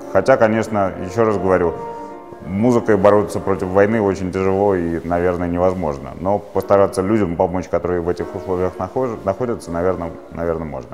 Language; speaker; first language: Russian; native; Russian